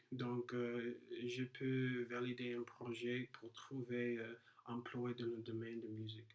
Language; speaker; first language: French; non-native, learner; English